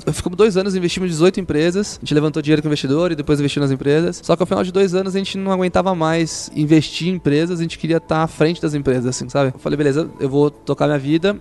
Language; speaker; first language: Portuguese; native; Portuguese